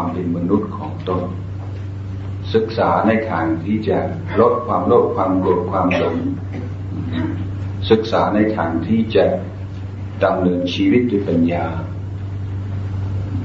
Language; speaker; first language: Thai; non-native, fluent; English